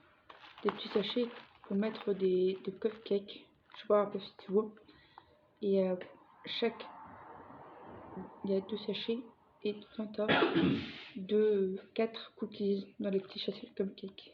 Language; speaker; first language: French; native; French